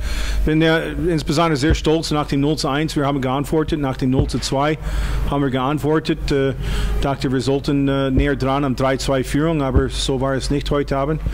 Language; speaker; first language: German; non-native, fluent; English